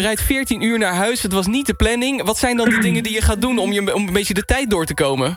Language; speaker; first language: Dutch; native; Dutch